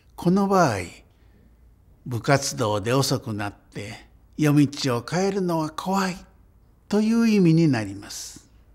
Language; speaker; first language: Japanese; native; Japanese